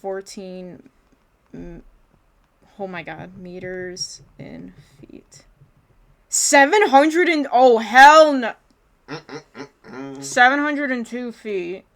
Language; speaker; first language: English; native; English